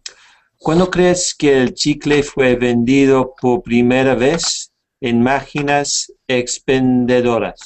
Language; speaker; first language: Spanish; non-native, fluent; English